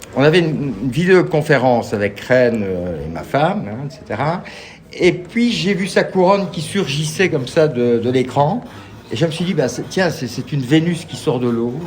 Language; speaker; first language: French; native; French